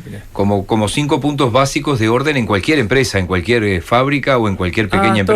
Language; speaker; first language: Spanish; native; Spanish